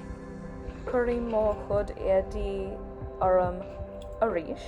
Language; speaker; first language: Irish; non-native, learner; English